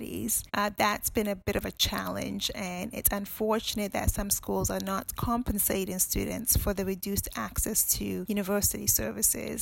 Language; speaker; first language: English; non-native, local second language; Akan